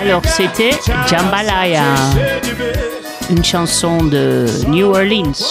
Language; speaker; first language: French; non-native, fluent; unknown